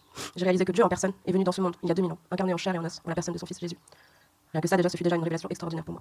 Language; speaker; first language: French; native; French